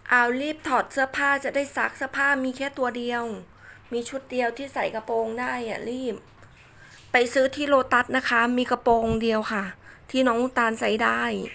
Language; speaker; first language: Thai; native; Thai